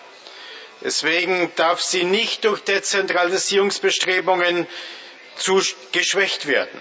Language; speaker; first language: German; native; German